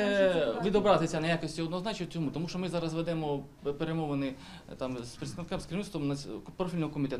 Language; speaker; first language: Ukrainian; native; Ukrainian